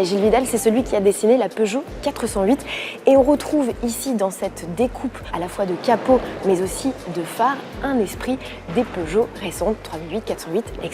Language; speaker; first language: French; native; French